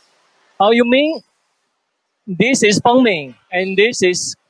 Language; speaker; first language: English; non-native, fluent; Chinese